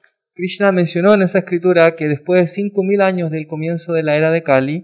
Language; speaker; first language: Spanish; native; Spanish